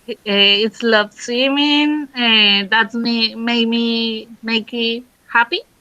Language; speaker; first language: English; non-native, learner; Spanish